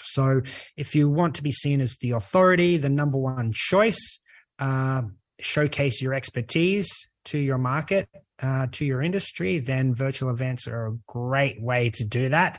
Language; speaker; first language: English; native; English